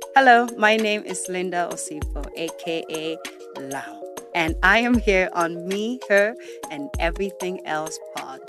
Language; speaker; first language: English; early bilingual, other home language; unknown